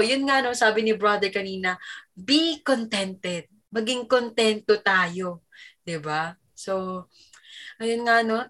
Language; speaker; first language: Filipino; native; Filipino